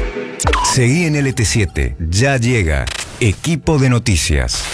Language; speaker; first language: Spanish; native; Spanish